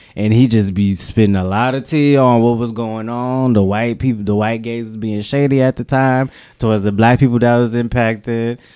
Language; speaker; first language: English; native; English